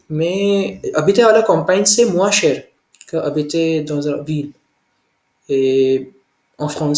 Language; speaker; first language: French; non-native, learner; Hindi